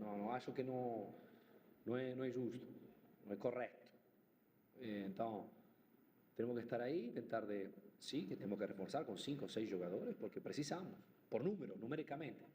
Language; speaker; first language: Portuguese; non-native, fluent; Spanish